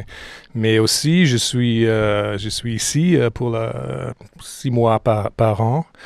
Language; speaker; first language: French; non-native, fluent; English